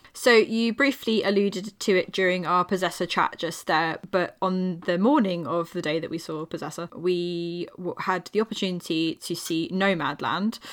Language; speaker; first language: English; native; English